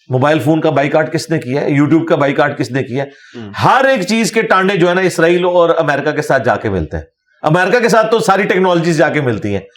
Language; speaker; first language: Urdu; non-native, local second language; Punjabi